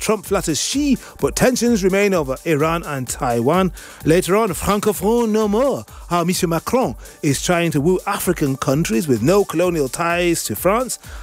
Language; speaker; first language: English; native; English